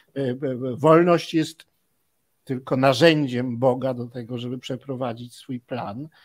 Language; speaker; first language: Polish; native; Polish